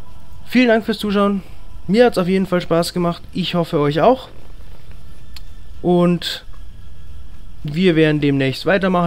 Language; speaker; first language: German; native; German